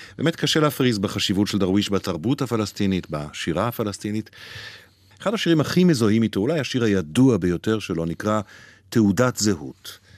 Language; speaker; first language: Hebrew; native; Hebrew